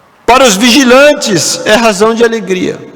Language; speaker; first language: Portuguese; native; Portuguese